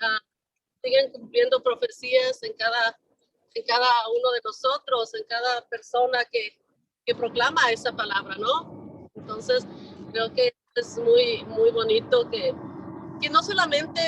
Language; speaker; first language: Spanish; native; Spanish